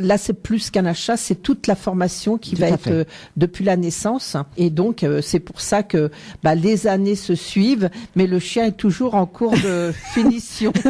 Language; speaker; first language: French; native; French